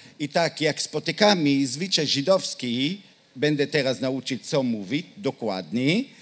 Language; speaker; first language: Polish; non-native, learner; Hebrew